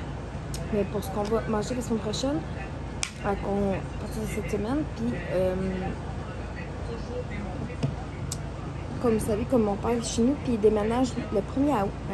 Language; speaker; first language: French; native; French